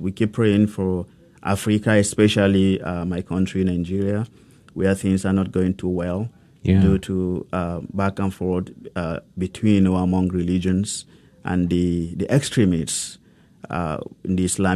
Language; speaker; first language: English; non-native, local second language; Hausa